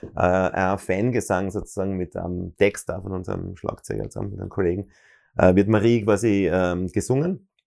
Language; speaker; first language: German; native; German